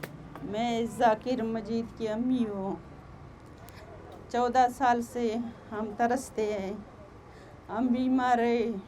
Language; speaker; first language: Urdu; non-native, local second language; Baluchi